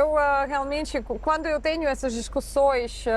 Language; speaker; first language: Portuguese; non-native, fluent; Russian